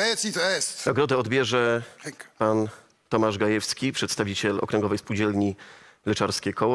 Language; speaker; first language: Polish; native; Polish